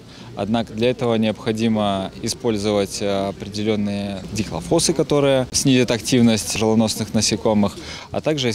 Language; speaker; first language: Russian; native; Russian